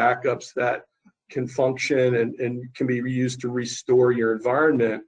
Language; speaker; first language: English; native; English